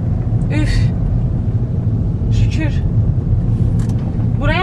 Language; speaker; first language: Turkish; non-native, fluent; Albanian